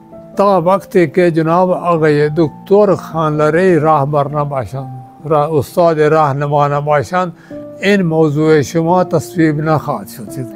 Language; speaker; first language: Persian; non-native, fluent; Punjabi